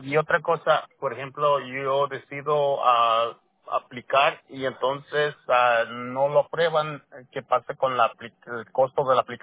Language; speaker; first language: Spanish; early bilingual, heritage; Spanish